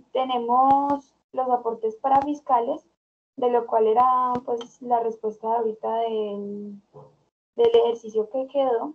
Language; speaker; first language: Spanish; native; Spanish